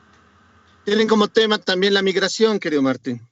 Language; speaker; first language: Spanish; native; Spanish